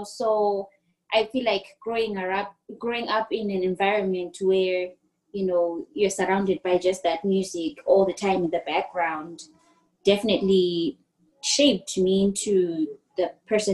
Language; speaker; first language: English; non-native, local second language; Shona